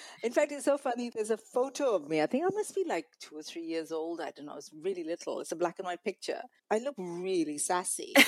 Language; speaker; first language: English; non-native, local second language; Malayalam